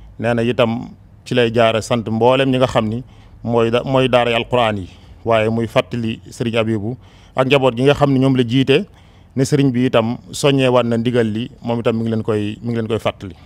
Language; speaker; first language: Wolof; native; Wolof